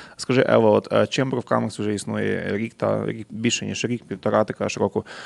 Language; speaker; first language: Ukrainian; native; Ukrainian